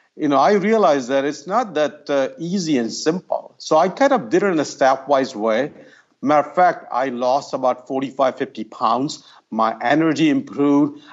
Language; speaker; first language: English; non-native, local second language; Gujarati